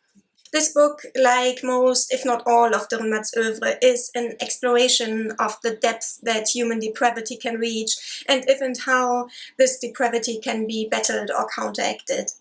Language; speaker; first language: English; non-native, fluent; German